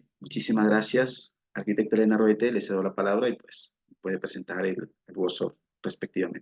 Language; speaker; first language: Spanish; native; Spanish